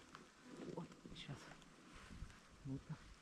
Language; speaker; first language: Russian; native; Russian